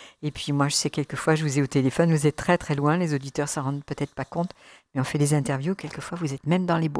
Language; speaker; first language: French; native; French